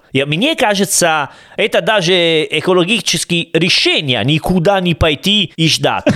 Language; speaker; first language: Russian; non-native, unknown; Italian